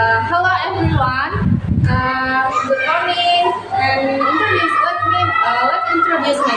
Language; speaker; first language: English; non-native, learner; Indonesian